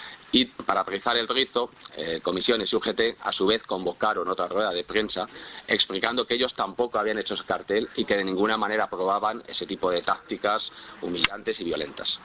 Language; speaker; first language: Spanish; native; Spanish